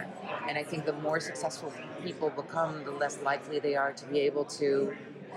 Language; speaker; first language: English; non-native, fluent; Dutch